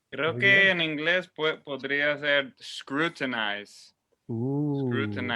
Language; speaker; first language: Spanish; non-native, fluent; English